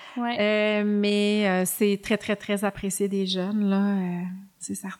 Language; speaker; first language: French; native; French